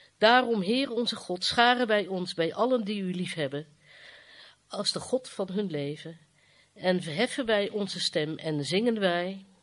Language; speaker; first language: Dutch; native; Dutch